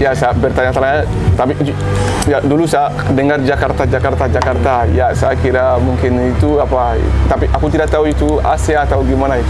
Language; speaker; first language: Indonesian; non-native, learner; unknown